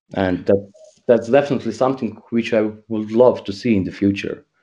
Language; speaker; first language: English; non-native, learner; Croatian